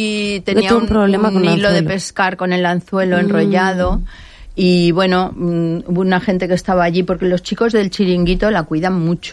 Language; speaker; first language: Spanish; native; Spanish